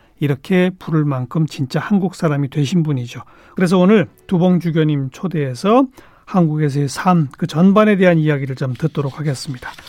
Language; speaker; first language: Korean; native; Korean